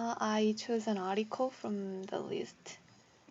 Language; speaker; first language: English; non-native, learner; Korean